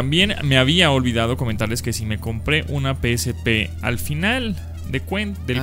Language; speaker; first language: Spanish; native; Spanish